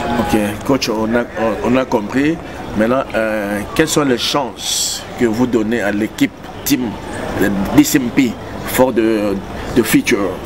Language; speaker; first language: French; native; French